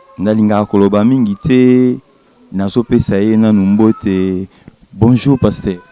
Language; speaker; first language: Lingala; native; Lingala